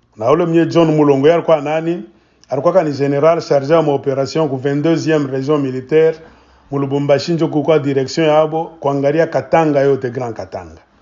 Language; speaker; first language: Swahili; native; Swahili